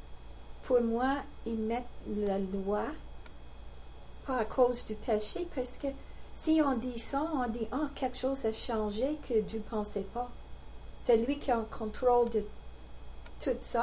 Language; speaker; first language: French; non-native, learner; English